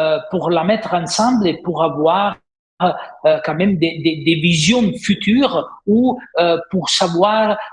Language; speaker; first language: French; non-native, fluent; Italian